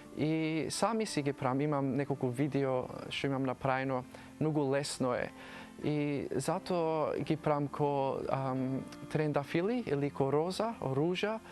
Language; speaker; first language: Macedonian; early bilingual, heritage; Macedonian